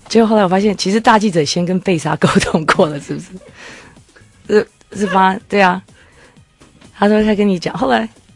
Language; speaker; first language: Chinese; native; Chinese